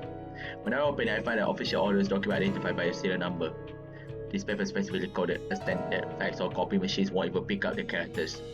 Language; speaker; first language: English; non-native, local second language; Malay